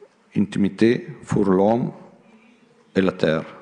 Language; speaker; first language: French; non-native, learner; Italian